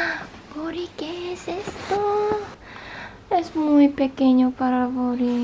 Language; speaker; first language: Spanish; non-native, learner; Korean